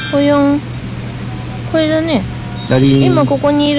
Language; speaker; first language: Japanese; native; Japanese